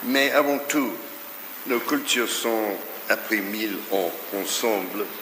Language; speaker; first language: French; non-native, fluent; English